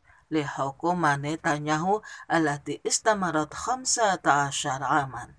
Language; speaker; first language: Arabic; non-native, fluent; Indonesian